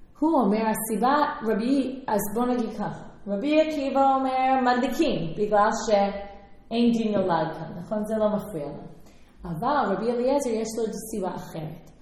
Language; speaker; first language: Hebrew; non-native, fluent; English